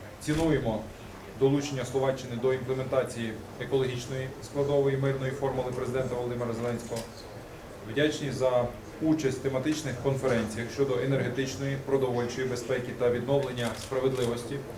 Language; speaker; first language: Ukrainian; native; Ukrainian